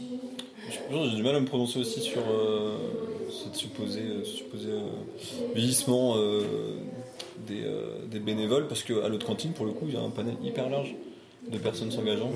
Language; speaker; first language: French; native; French